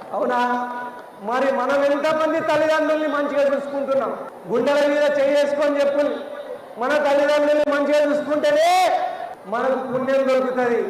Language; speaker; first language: Telugu; native; Telugu